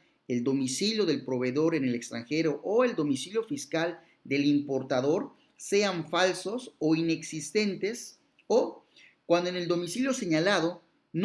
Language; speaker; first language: Spanish; native; Spanish